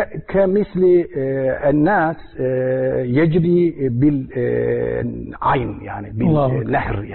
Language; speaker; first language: Arabic; non-native, learner; Turkish